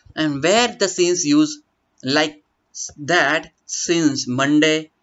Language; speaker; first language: English; non-native, local second language; Gujarati